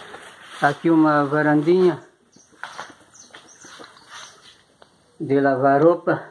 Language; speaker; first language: Portuguese; native; Portuguese